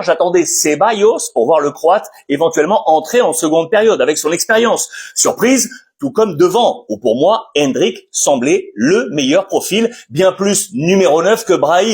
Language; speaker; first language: French; native; French